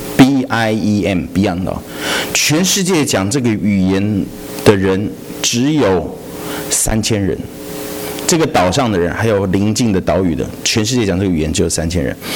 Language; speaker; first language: Chinese; native; Chinese